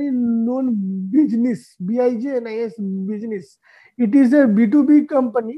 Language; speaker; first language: English; non-native, local second language; Bangla